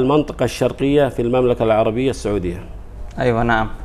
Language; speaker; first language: Arabic; non-native, fluent; Indonesian